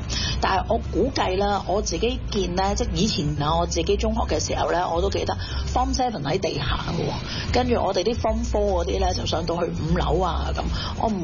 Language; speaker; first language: Chinese; native; Chinese